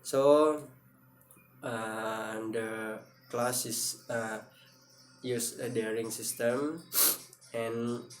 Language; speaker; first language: English; non-native, learner; Indonesian